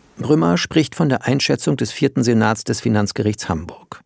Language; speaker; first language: German; native; German